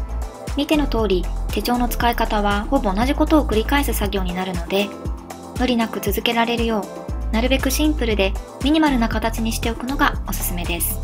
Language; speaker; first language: Japanese; native; Japanese